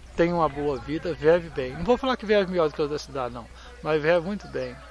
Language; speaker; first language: Portuguese; native; Portuguese